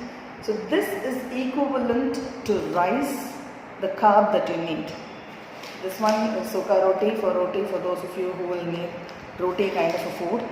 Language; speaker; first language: English; non-native, local second language; Tamil